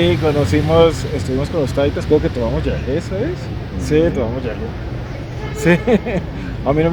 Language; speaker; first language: Spanish; native; Spanish